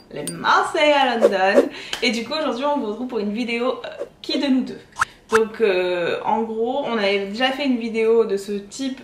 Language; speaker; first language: French; native; French